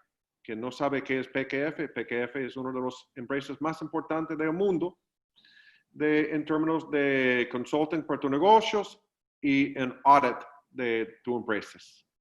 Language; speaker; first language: Spanish; non-native, fluent; English